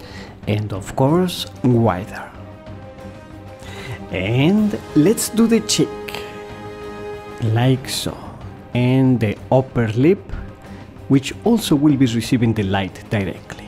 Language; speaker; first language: English; non-native, fluent; Spanish